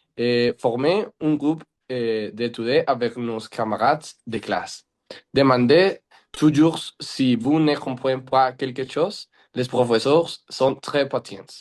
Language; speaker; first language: French; non-native, learner; Spanish